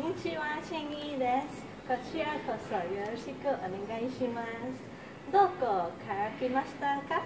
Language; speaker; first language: Japanese; non-native, learner; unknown